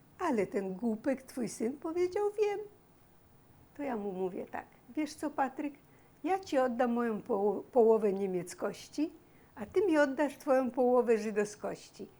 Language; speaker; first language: Polish; native; Polish